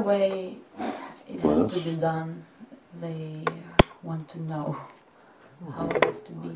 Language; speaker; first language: English; non-native, fluent; Russian